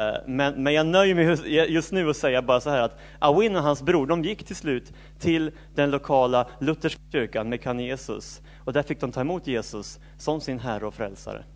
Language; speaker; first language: Swedish; native; Swedish